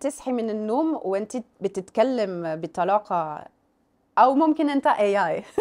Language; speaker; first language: Arabic; non-native, fluent; French